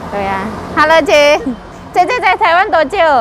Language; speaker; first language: Chinese; non-native, local second language; Indonesian